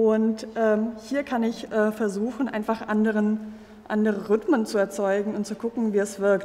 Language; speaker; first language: German; native; German